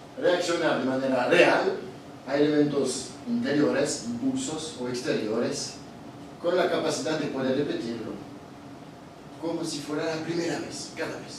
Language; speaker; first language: Spanish; non-native, fluent; Italian